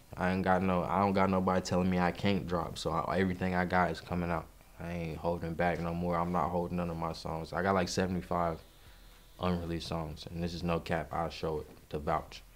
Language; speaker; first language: English; native; English